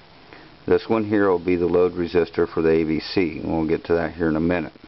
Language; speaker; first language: English; native; English